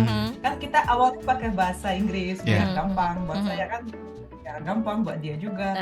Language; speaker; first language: Indonesian; non-native, fluent; Russian